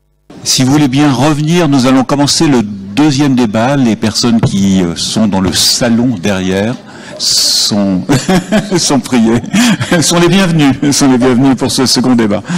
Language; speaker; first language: French; native; French